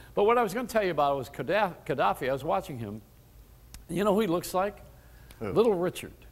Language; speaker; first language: English; native; English